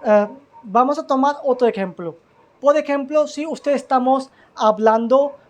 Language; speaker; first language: Spanish; non-native, learner; Hindi